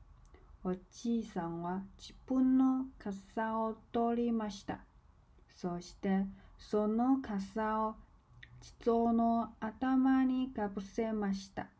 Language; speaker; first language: Japanese; non-native, learner; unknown